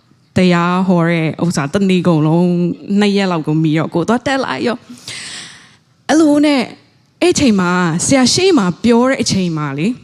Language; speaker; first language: Burmese; non-native, local second language; Tedim Chin